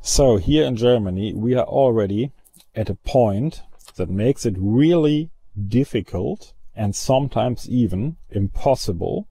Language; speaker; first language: English; non-native, fluent; German